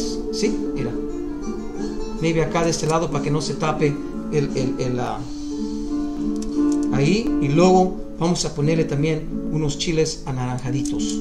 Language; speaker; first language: Spanish; early bilingual, other home language; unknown